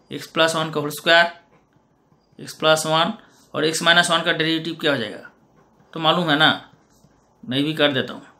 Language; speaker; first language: Hindi; non-native, local second language; Bangla